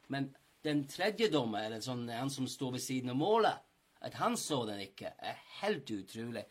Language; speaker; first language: Norwegian; non-native, fluent; English